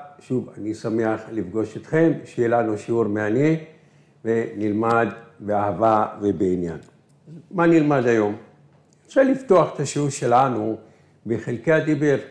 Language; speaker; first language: Hebrew; non-native, local second language; Arabic